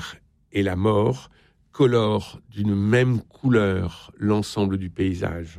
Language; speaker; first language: French; native; French